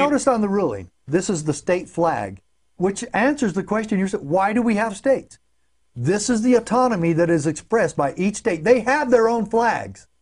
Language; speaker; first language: English; native; English